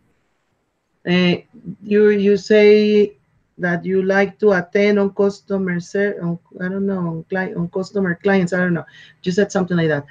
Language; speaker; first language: English; non-native, fluent; Spanish